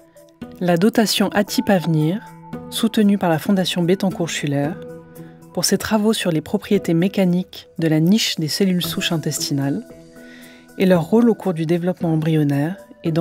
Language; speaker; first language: French; native; French